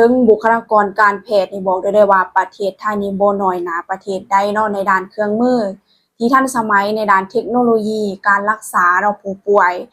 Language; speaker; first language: Thai; non-native, local second language; Lao